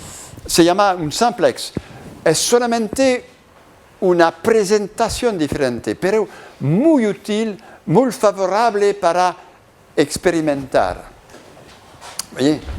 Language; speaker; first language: Spanish; non-native, learner; French